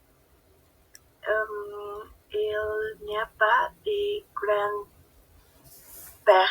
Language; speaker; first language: French; non-native, learner; Spanish